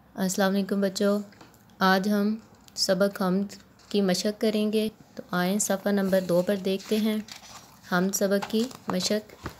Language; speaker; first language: Urdu; non-native, local second language; Punjabi